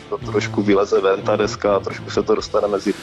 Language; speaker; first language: Czech; native; Czech